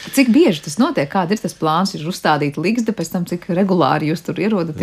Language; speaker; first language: Latvian; native; Latvian